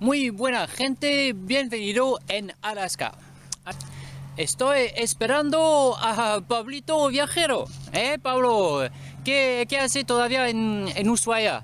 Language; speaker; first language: Spanish; non-native, learner; French